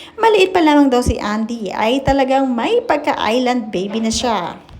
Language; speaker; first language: Filipino; native; Filipino